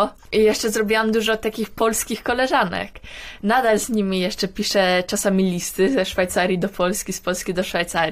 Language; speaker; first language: Polish; early bilingual, heritage; Polish